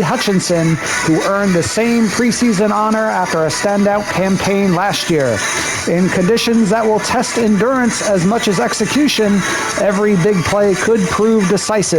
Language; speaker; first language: English; native; English